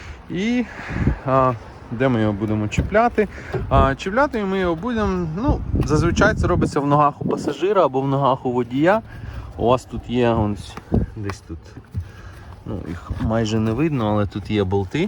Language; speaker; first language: Ukrainian; non-native, fluent; Russian